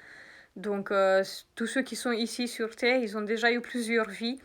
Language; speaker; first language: French; native; French